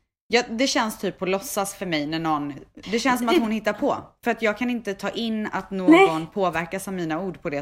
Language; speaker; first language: Swedish; native; Swedish